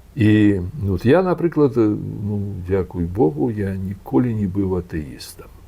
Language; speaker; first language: Belarusian; native; Belarusian